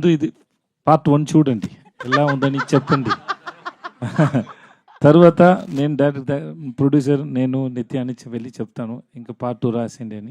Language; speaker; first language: Telugu; non-native, learner; Tamil